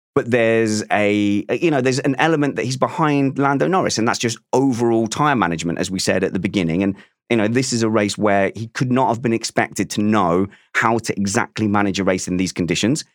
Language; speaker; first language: English; native; English